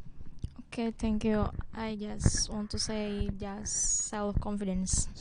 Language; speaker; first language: English; non-native, learner; Indonesian